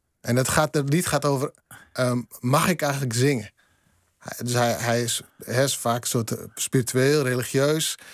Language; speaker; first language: Dutch; non-native, local second language; Western Frisian